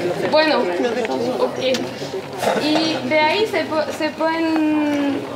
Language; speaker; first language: Spanish; non-native, learner; French